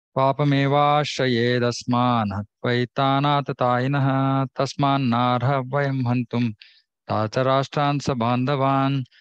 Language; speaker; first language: Hindi; non-native, local second language; Kannada